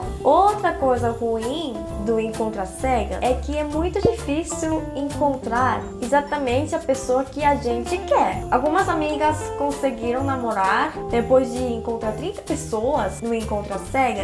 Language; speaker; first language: Portuguese; non-native, fluent; Korean